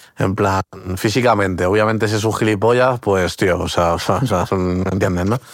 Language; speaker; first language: Spanish; early bilingual, other home language; Portuguese